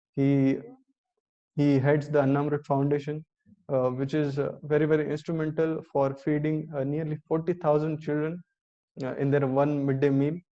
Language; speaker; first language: English; non-native, local second language; Marathi